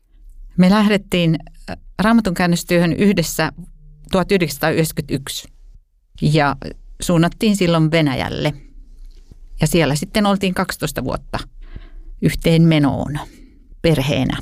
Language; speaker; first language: Finnish; native; Finnish